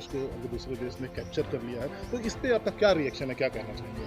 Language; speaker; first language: Hindi; native; Hindi